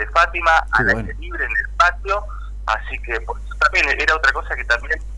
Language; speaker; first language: Spanish; native; Spanish